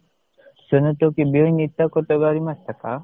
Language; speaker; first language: Japanese; non-native, learner; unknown